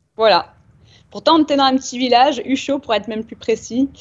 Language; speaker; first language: French; native; French